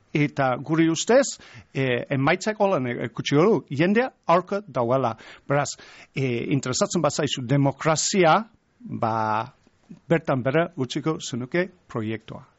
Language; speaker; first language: Basque; non-native, fluent; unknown